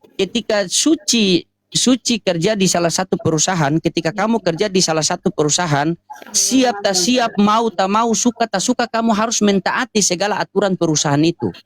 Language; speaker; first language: Indonesian; native; Indonesian